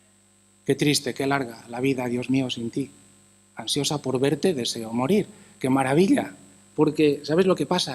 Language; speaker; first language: Spanish; native; Spanish